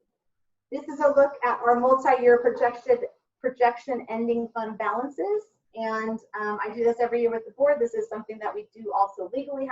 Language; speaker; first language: English; native; English